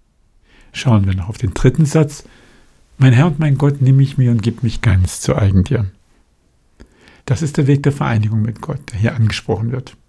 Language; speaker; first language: German; native; German